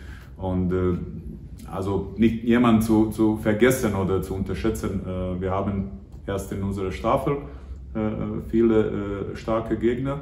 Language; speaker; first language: German; non-native, fluent; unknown